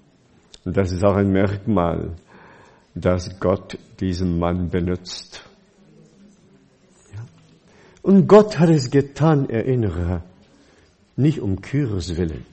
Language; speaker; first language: German; non-native, fluent; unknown